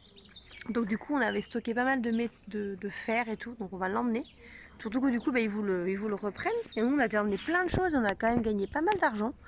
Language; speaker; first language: French; native; French